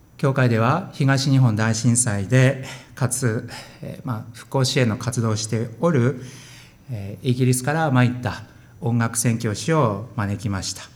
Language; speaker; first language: Japanese; native; Japanese